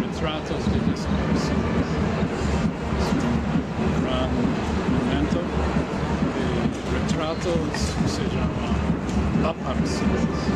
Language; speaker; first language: Spanish; non-native, learner; English